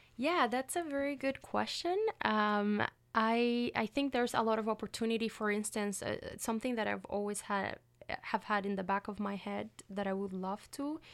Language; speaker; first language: English; non-native, fluent; Spanish